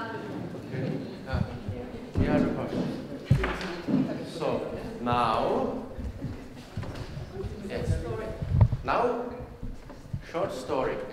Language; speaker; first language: English; non-native, learner; Czech